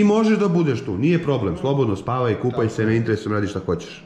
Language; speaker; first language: Serbian; native; Serbian